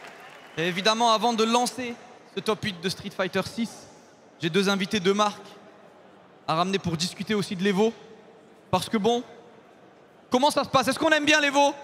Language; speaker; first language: French; native; French